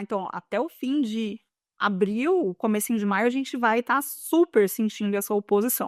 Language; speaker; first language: Portuguese; native; Portuguese